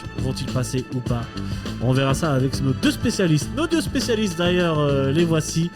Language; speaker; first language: French; native; French